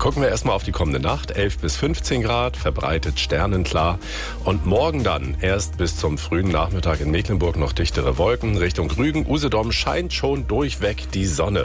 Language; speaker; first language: German; native; German